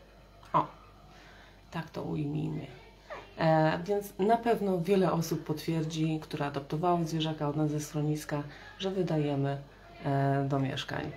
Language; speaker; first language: Polish; native; Polish